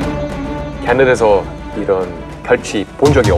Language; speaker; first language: Korean; non-native, fluent; English